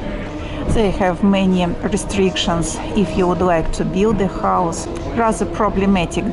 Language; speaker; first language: English; non-native, fluent; Russian